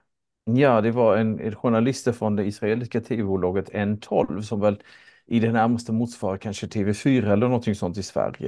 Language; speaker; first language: Swedish; native; Swedish